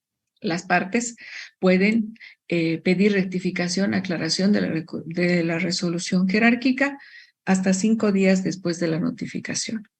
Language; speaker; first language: Spanish; native; Spanish